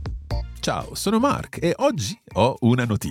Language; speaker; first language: Italian; non-native, fluent; English